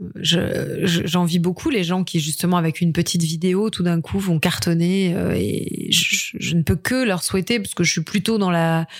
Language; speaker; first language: French; native; French